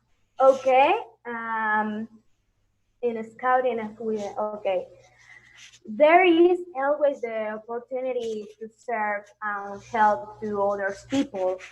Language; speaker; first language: English; non-native, learner; Spanish